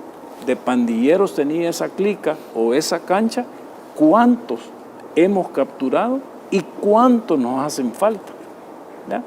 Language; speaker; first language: Spanish; native; Spanish